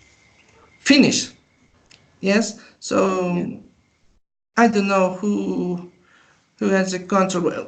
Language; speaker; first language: English; non-native, learner; Spanish